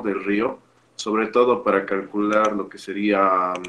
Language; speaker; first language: Spanish; native; Spanish